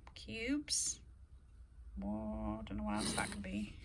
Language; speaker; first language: English; native; English